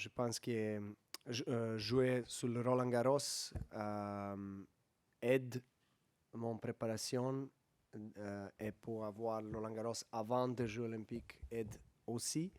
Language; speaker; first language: French; non-native, learner; Serbian